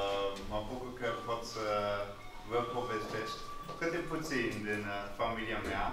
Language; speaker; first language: Romanian; non-native, fluent; English